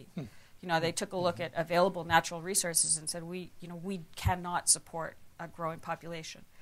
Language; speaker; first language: English; native; English